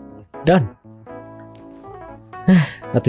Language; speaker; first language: English; non-native, learner; Indonesian